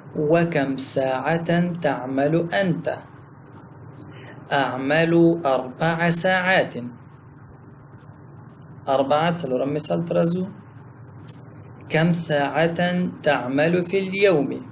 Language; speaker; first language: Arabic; non-native, fluent; Pashto